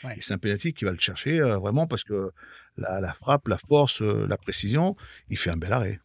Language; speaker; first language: French; native; French